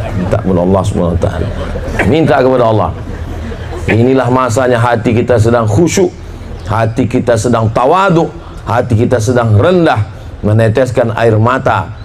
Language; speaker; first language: Indonesian; native; Indonesian